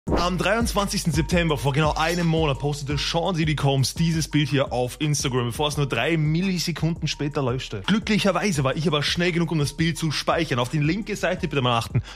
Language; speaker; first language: German; native; German